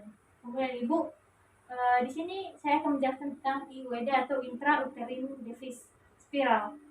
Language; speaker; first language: Indonesian; native; Indonesian